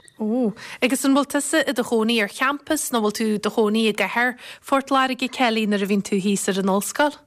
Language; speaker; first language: Irish; native; Irish